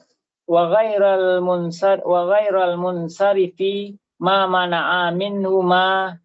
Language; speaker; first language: Arabic; non-native, learner; Indonesian